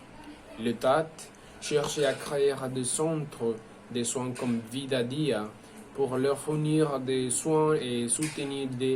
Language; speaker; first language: French; non-native, learner; Spanish